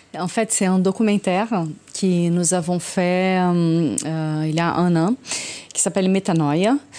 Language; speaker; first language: French; non-native, fluent; Portuguese